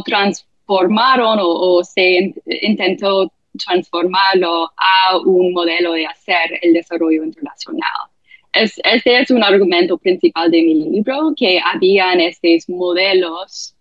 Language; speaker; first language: Spanish; non-native, fluent; English